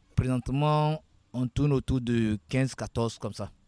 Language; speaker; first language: French; non-native, local second language; Ewe